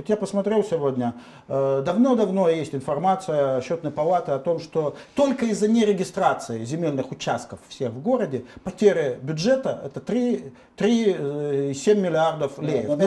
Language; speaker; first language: Russian; native; Russian